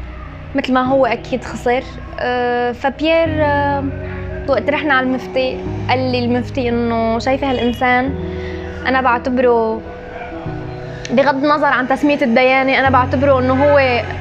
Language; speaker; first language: Arabic; native; Arabic